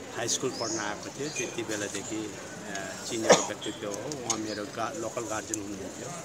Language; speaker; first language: Nepali; non-native, local second language; Sherpa